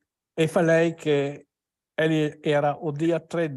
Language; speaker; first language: Portuguese; non-native, learner; Italian